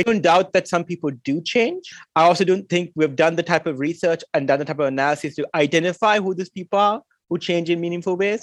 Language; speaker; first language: English; non-native, local second language; Sinhala